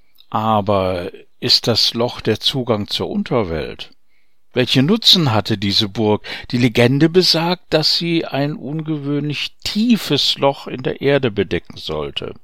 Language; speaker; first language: German; native; German